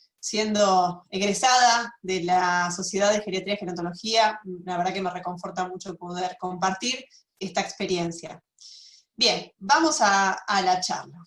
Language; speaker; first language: Spanish; native; Spanish